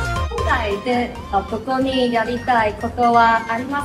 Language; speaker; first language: Japanese; non-native, learner; Chinese